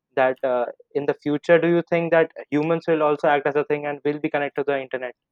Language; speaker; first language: English; non-native, local second language; Hindi